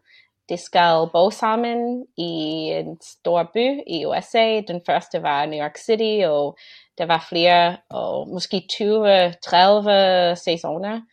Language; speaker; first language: Danish; non-native, fluent; English